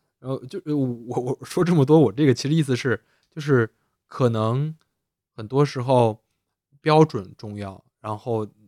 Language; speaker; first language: Chinese; native; Chinese